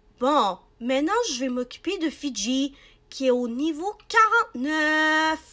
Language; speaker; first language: French; native; French